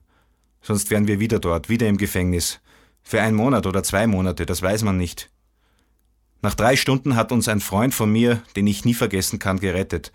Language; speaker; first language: German; non-native, fluent; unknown